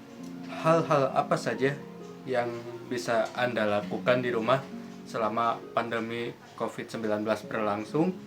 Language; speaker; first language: Indonesian; native; Indonesian